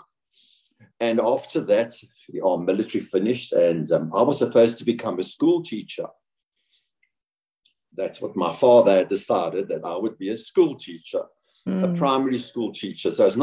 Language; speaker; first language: English; native; English